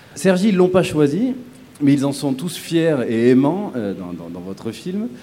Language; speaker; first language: French; native; French